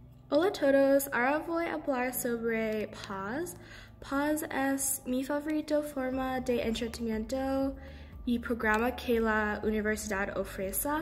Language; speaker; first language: Spanish; non-native, learner; English